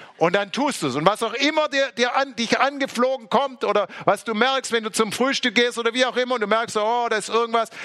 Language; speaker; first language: German; native; German